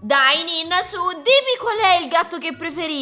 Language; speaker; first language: Italian; native; Italian